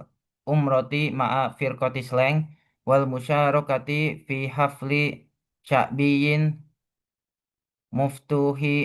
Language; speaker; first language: Arabic; non-native, learner; Indonesian